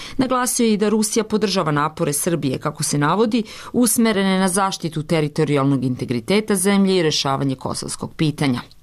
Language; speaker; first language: Serbian; native; Serbian